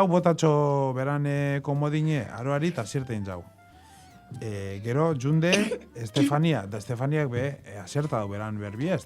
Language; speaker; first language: Basque; native; Basque